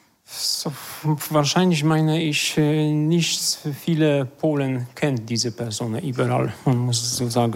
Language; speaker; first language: German; non-native, fluent; Polish